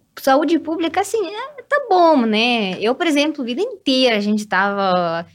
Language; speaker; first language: Portuguese; non-native, fluent; Russian